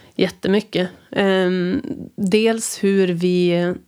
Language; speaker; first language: Swedish; native; Swedish